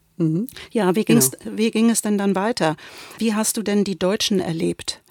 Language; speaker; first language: German; native; German